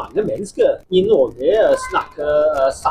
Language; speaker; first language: Norwegian; non-native, learner; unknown